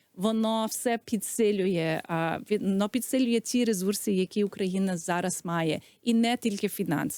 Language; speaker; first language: Ukrainian; early bilingual, heritage; Ukrainian